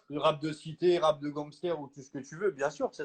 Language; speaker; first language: French; native; French